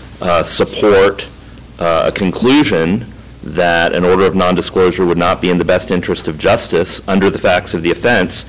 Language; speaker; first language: English; native; English